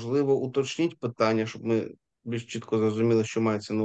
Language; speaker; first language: Ukrainian; native; Ukrainian